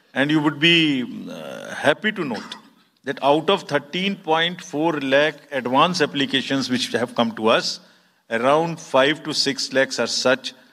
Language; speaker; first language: Hindi; native; Hindi